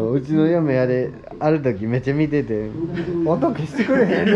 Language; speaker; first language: Japanese; non-native, fluent; English